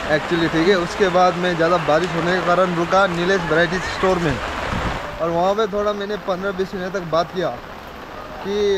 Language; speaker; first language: Hindi; non-native, local second language; Nepali